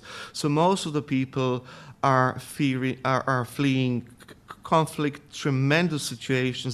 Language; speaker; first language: English; non-native, fluent; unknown